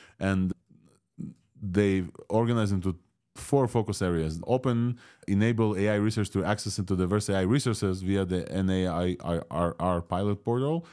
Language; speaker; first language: English; non-native, fluent; Russian